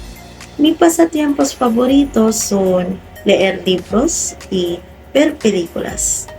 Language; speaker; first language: Spanish; non-native, learner; Filipino